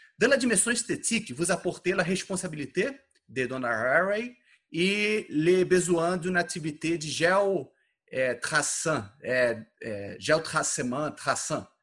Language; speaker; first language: French; non-native, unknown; Portuguese